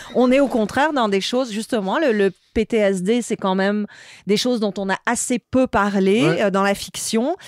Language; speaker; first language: French; native; French